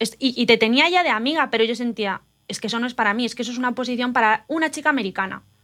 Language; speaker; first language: Spanish; native; Spanish